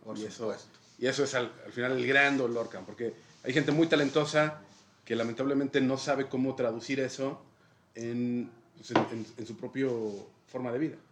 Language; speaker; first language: Spanish; native; Spanish